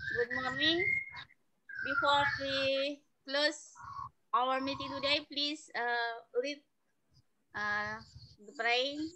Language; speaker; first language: English; non-native, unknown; Indonesian